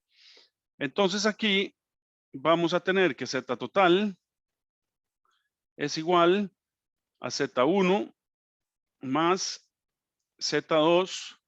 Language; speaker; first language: Spanish; native; Spanish